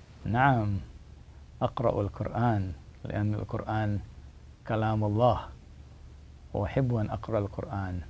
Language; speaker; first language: Arabic; non-native, learner; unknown